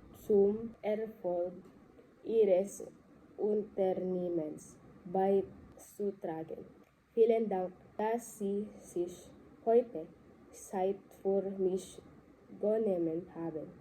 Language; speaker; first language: German; non-native, learner; Filipino